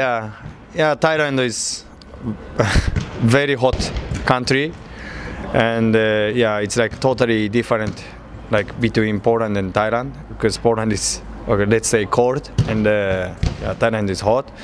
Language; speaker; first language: English; non-native, learner; Japanese